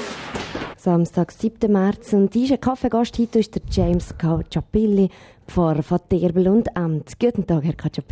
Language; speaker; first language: German; native; German